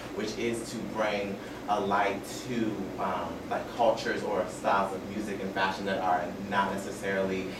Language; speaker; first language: English; native; English